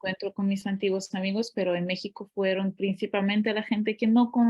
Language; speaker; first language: Spanish; non-native, fluent; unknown